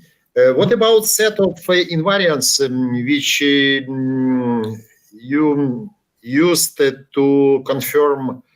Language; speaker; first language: English; non-native, learner; Ukrainian